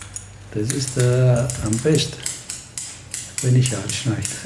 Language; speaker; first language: German; non-native, learner; Italian